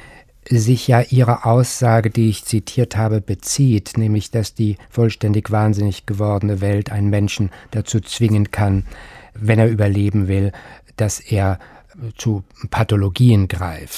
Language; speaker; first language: German; native; German